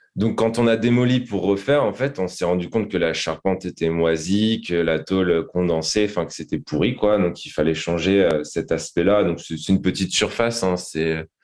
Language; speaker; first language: French; native; French